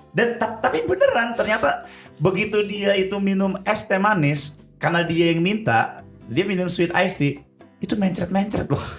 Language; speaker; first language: Indonesian; native; Indonesian